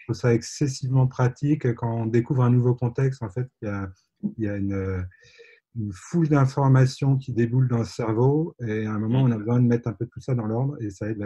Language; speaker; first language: French; native; French